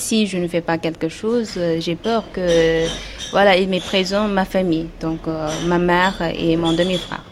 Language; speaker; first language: French; non-native, fluent; Uyghur